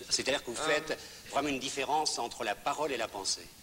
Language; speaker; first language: French; native; French